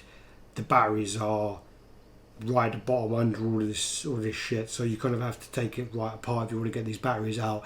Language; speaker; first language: English; native; English